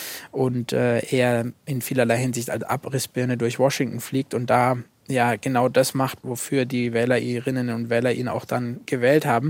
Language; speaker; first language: German; native; German